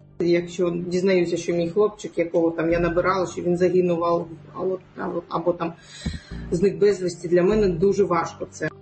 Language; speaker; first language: Ukrainian; non-native, local second language; Crimean Tatar